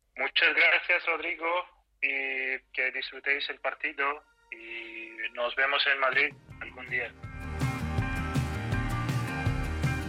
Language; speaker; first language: Spanish; non-native, fluent; Russian